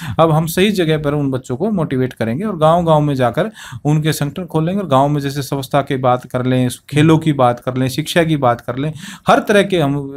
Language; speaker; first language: Hindi; native; Hindi